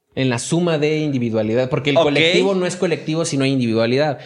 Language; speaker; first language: Spanish; native; Spanish